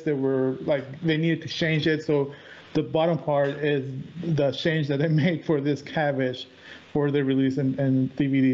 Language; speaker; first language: English; native; English